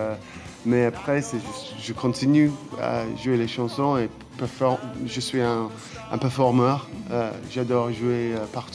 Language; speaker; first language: French; non-native, fluent; English